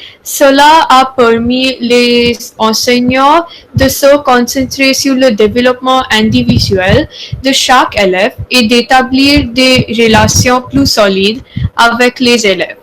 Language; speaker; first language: French; non-native, learner; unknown